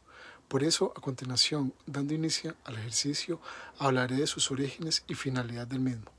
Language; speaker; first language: Spanish; native; Spanish